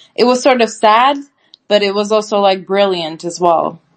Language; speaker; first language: English; non-native, fluent; Turkish